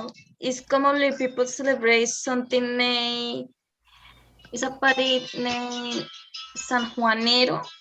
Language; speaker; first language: English; non-native, learner; Spanish